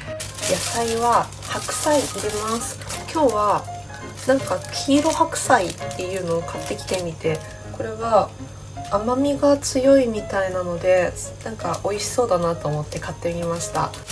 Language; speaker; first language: Japanese; non-native, local second language; Chinese